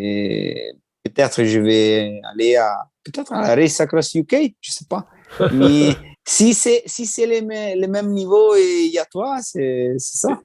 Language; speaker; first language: French; non-native, learner; Italian